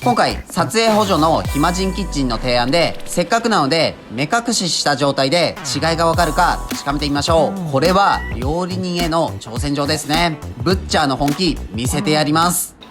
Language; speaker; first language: Japanese; native; Japanese